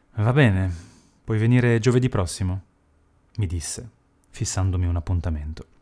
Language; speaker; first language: Italian; early bilingual, heritage; Italian